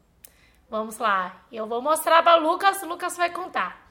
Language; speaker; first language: Portuguese; non-native, fluent; Chinese